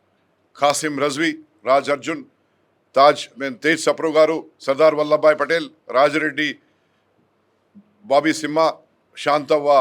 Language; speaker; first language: Telugu; native; Telugu